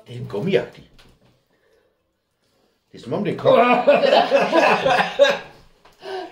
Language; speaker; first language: Danish; native; Danish